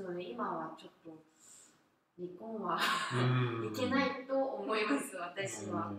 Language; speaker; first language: Japanese; non-native, learner; Korean